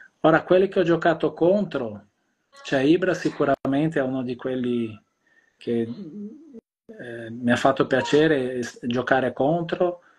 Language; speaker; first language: Italian; non-native, fluent; Portuguese